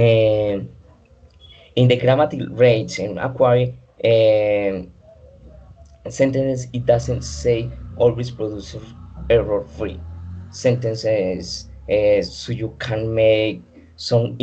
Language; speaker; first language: English; non-native, learner; Spanish